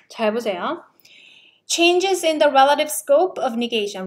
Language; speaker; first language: English; non-native, fluent; Korean